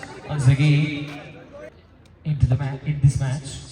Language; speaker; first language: English; non-native, local second language; Malayalam